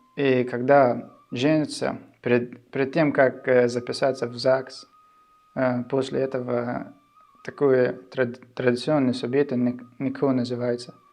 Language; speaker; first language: Russian; non-native, local second language; Shughni